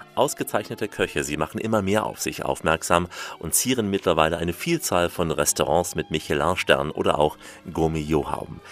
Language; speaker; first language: German; native; German